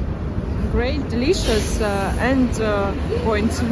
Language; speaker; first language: English; non-native, learner; Russian